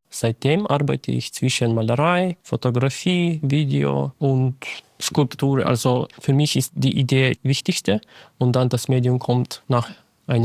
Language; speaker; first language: German; non-native, fluent; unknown